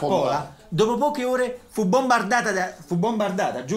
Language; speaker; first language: Italian; native; Italian